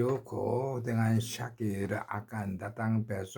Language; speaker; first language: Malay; non-native, learner; Korean